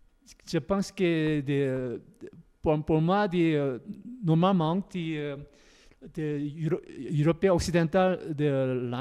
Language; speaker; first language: French; non-native, learner; Korean